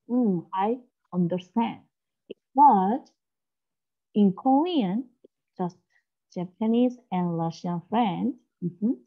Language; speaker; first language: English; non-native, learner; Korean